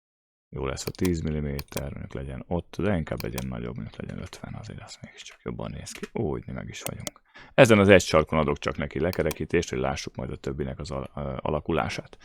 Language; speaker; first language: Hungarian; native; Hungarian